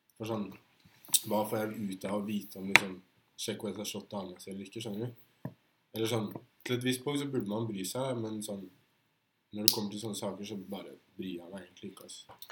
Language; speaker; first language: Norwegian; native; Norwegian